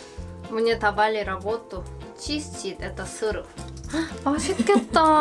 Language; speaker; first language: Russian; non-native, fluent; Korean